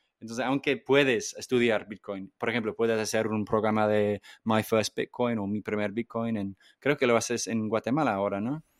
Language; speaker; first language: Spanish; non-native, fluent; English